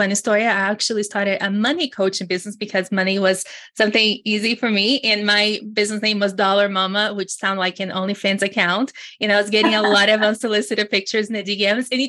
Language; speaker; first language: English; non-native, fluent; Portuguese